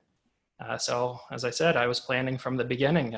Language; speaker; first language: English; native; English